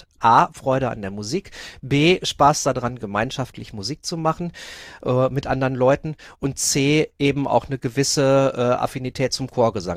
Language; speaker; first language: German; native; German